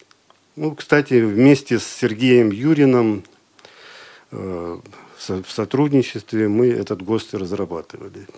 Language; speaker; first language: Russian; native; Russian